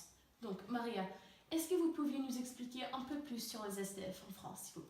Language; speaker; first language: French; non-native, learner; Danish